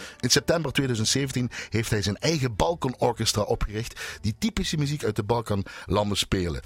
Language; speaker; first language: Dutch; native; Dutch